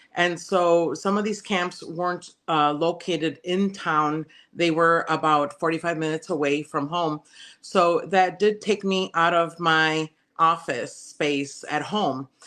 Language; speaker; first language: English; early bilingual, other home language; Spanish